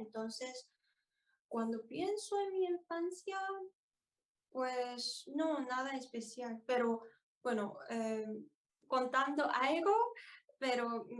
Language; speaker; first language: Spanish; non-native, fluent; Korean